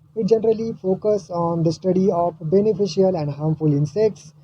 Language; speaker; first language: English; non-native, local second language; Marathi